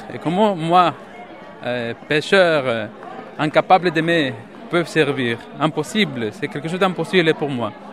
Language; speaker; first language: French; non-native, fluent; Spanish